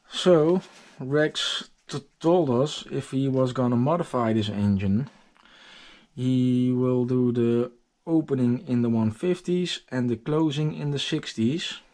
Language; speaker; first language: English; non-native, fluent; Dutch